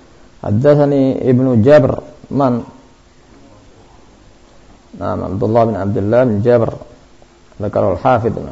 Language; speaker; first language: Arabic; non-native, fluent; Indonesian